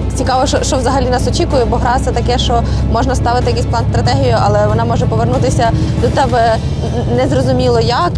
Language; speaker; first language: Ukrainian; native; Ukrainian